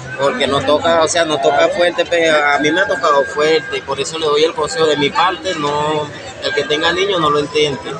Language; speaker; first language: Spanish; native; Spanish